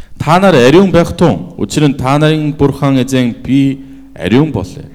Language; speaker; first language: Mongolian; non-native, fluent; Korean